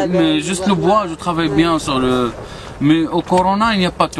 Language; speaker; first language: French; non-native, learner; Arabic